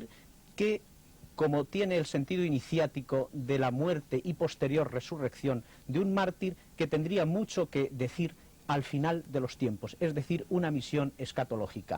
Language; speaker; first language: Spanish; native; Spanish